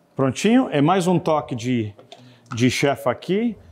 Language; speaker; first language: Portuguese; non-native, fluent; English